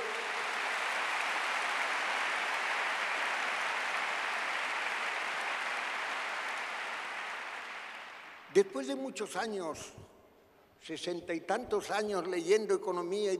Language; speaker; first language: Spanish; native; Spanish